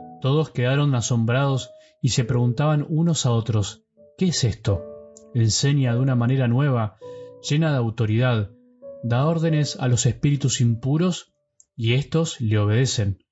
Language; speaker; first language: Spanish; native; Spanish